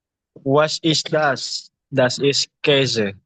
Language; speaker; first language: German; non-native, learner; Indonesian